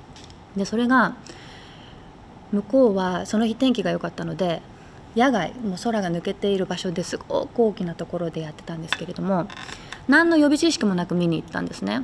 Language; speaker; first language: Japanese; native; Japanese